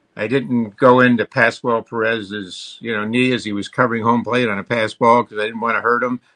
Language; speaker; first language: English; native; English